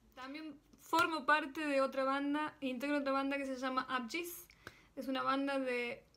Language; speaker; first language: Spanish; native; Spanish